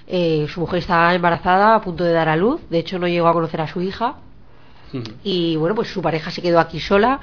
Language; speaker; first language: Spanish; native; Spanish